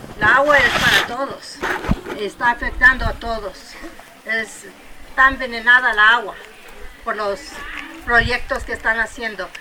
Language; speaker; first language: Spanish; early bilingual, heritage; Spanish